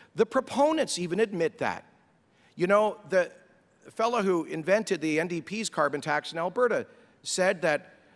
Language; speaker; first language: English; native; English